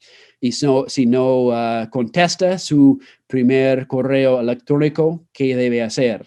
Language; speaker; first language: Spanish; non-native, fluent; English